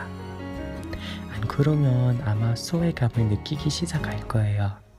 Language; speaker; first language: Korean; non-native, learner; English